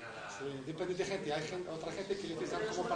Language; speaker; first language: Spanish; non-native, learner; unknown